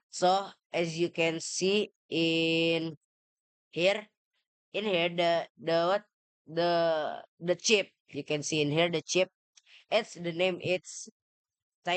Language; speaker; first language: English; non-native, learner; Indonesian